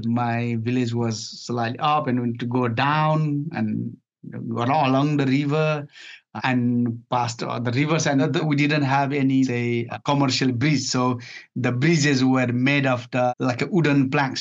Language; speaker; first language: English; non-native, fluent; Nepali